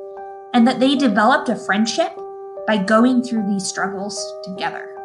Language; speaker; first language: English; native; English